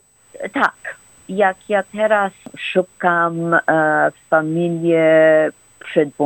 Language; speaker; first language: Polish; early bilingual, heritage; Polish